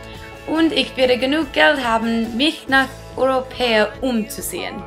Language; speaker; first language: German; non-native, learner; English